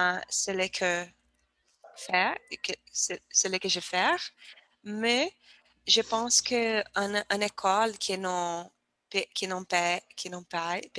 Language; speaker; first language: French; non-native, learner; Portuguese